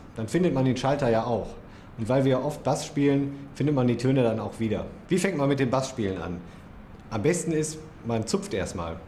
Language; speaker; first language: German; native; German